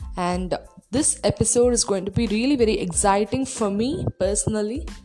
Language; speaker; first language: English; non-native, local second language; Tamil